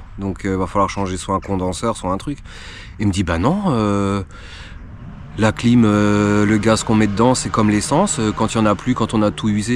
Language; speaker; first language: French; native; French